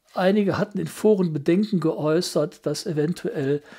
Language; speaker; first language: German; native; German